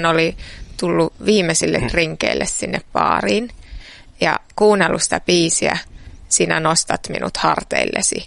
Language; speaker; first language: Finnish; native; Finnish